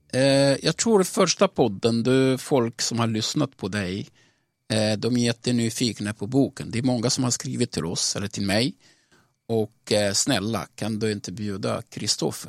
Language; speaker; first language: Swedish; non-native, fluent; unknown